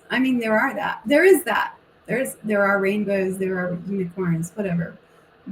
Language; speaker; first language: English; native; English